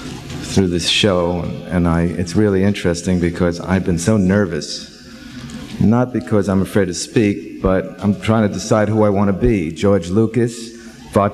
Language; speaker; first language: English; native; English